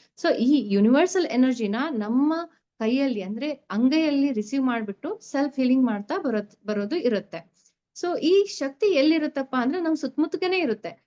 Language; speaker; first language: Kannada; native; Kannada